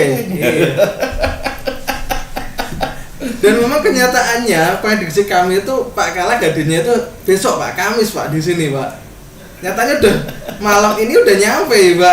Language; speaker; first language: Indonesian; native; Indonesian